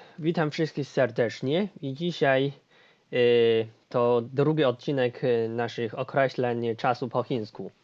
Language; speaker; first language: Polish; non-native, fluent; Chinese